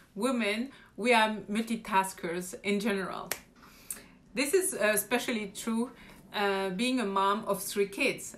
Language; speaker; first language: English; non-native, fluent; French